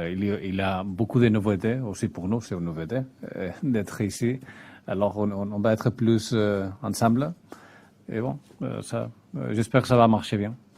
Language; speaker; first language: French; non-native, fluent; Spanish